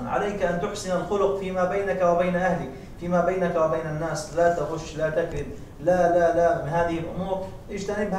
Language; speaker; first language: Arabic; native; Arabic